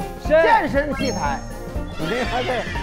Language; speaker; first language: Chinese; native; Chinese